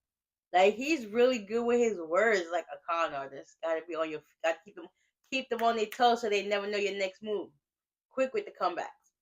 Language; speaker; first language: English; native; English